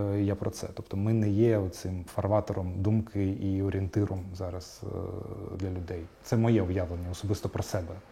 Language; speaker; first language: Ukrainian; non-native, local second language; Crimean Tatar